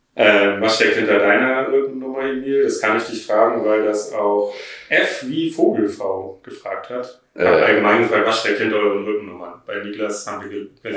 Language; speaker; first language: German; native; German